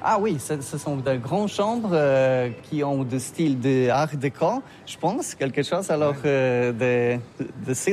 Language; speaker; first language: French; non-native, learner; Polish